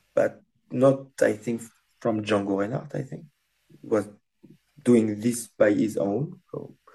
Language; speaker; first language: English; non-native, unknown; French